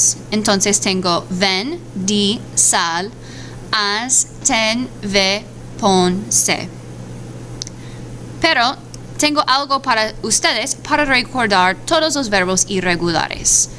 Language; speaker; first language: Spanish; non-native, fluent; English